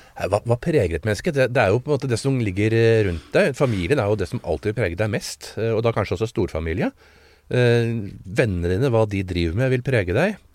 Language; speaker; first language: Norwegian; native; Norwegian